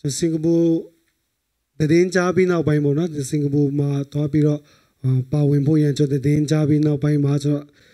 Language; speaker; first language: Burmese; non-native, local second language; Tedim Chin